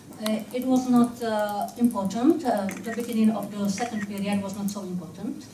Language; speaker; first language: English; non-native, learner; Russian